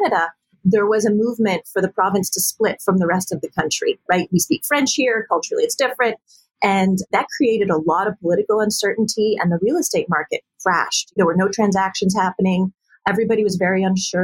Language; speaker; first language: English; native; English